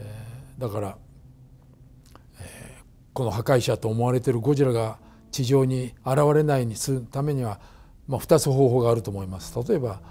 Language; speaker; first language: Japanese; native; Japanese